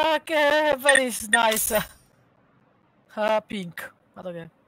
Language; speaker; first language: English; non-native, learner; Hungarian